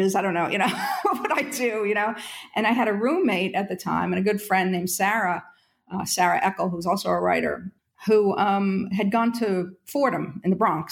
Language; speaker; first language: English; native; English